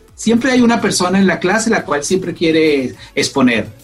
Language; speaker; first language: Spanish; native; Spanish